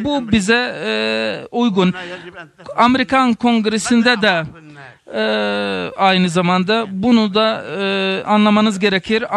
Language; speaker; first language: Turkish; non-native, fluent; Arabic